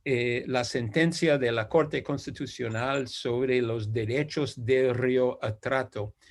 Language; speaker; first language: Spanish; non-native, fluent; English